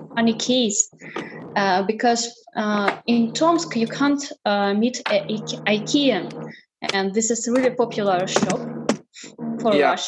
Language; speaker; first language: English; non-native, learner; Russian